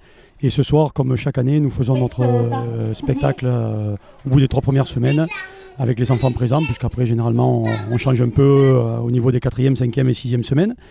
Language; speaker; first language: French; native; French